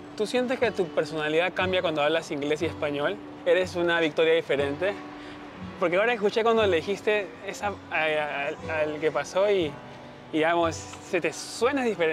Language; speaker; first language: Spanish; native; Spanish